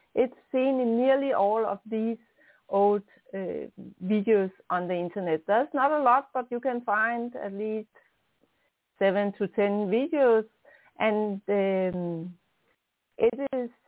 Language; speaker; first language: English; non-native, fluent; Danish